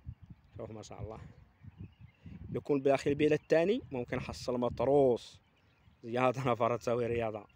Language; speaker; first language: Arabic; non-native, learner; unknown